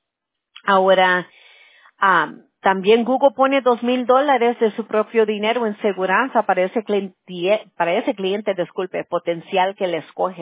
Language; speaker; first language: Spanish; early bilingual, heritage; Spanish